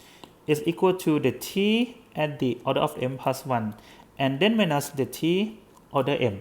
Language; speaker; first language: English; non-native, fluent; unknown